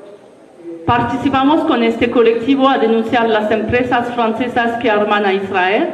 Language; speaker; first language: Spanish; non-native, learner; French